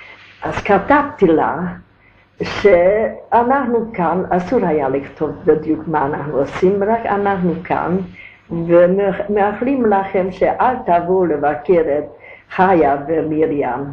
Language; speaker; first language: Hebrew; non-native, learner; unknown